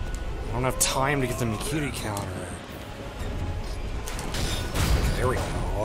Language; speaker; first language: English; native; English